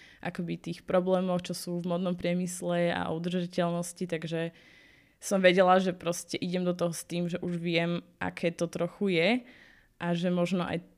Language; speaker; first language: Slovak; native; Slovak